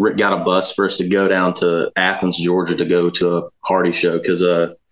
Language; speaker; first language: English; native; English